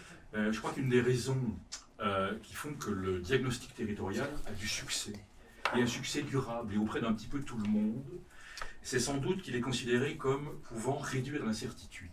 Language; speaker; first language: French; native; French